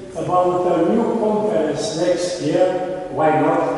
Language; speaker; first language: English; non-native, fluent; Romanian